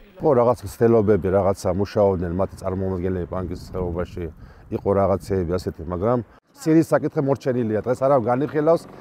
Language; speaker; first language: Georgian; non-native, local second language; Chechen